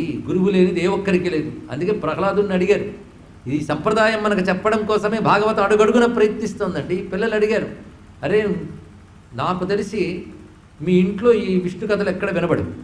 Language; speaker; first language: Telugu; native; Telugu